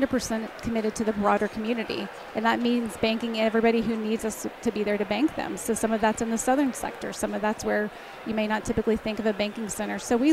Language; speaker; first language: English; native; English